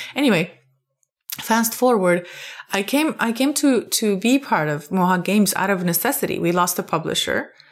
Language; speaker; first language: English; non-native, fluent; Arabic